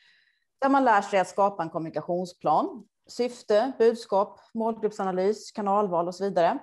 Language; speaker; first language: Swedish; native; Swedish